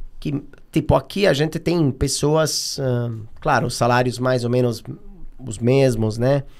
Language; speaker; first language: Portuguese; non-native, fluent; Italian